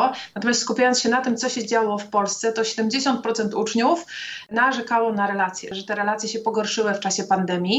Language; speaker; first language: Polish; native; Polish